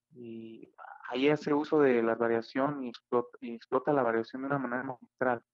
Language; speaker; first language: Spanish; native; Spanish